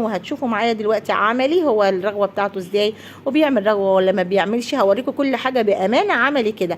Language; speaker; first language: Arabic; native; Arabic